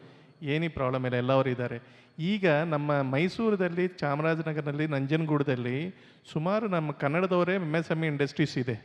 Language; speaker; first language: Kannada; non-native, local second language; Telugu